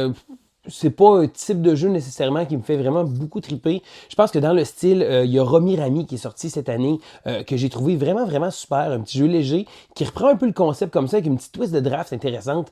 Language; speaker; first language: French; native; French